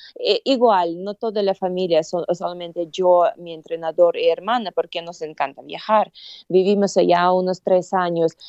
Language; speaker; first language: Spanish; non-native, fluent; Russian